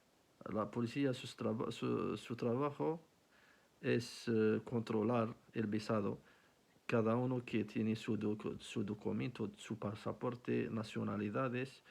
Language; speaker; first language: Spanish; non-native, learner; Arabic